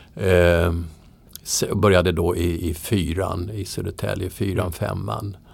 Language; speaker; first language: Swedish; native; Swedish